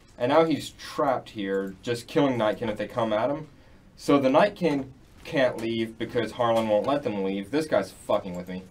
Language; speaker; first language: English; native; English